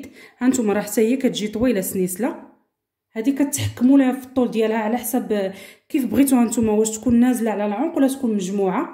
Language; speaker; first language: Arabic; native; Arabic